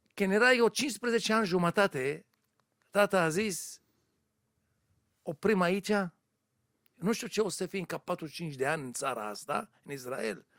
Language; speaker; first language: Romanian; non-native, learner; Hebrew